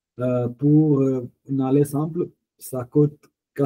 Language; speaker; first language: French; non-native, fluent; Punjabi